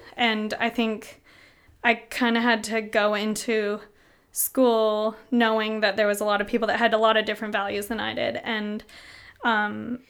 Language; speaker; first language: English; native; English